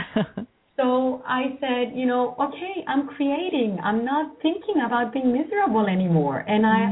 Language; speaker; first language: English; non-native, fluent; Greek